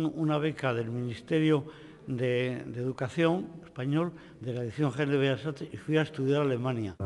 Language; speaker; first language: Spanish; native; Spanish